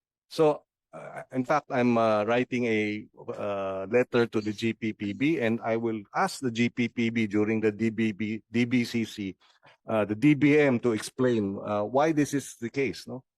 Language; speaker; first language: English; non-native, local second language; Filipino